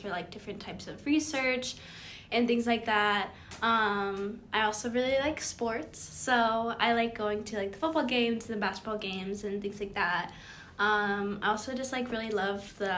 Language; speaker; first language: English; native; English